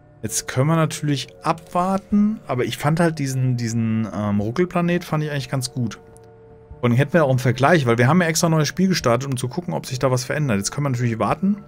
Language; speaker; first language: German; native; German